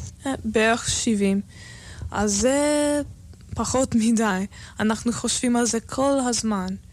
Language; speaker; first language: Hebrew; non-native, fluent; English